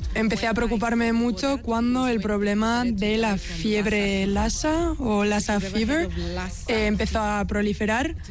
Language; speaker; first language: Spanish; non-native, fluent; English